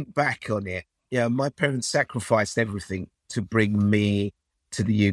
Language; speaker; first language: English; early bilingual, other home language; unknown